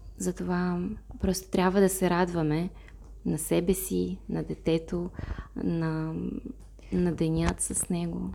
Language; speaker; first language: Bulgarian; non-native, fluent; Russian